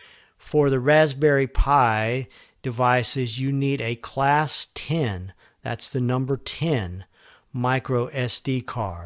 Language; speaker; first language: English; native; English